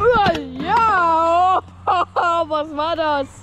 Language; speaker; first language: German; native; German